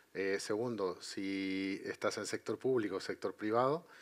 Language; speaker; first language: Spanish; native; Spanish